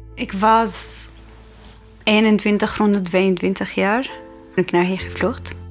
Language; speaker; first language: Dutch; non-native, fluent; Arabic